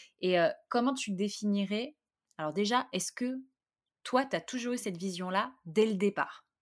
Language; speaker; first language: French; native; French